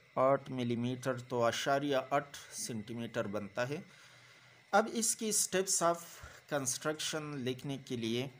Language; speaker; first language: Urdu; non-native, local second language; Pashto